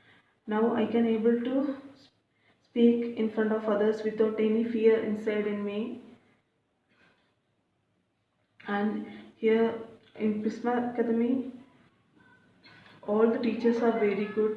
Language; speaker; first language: English; non-native, learner; Malayalam